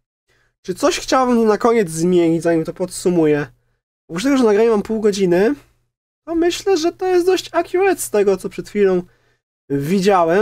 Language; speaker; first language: Polish; native; Polish